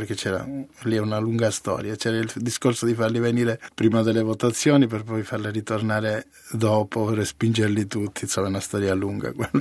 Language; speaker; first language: Italian; native; Italian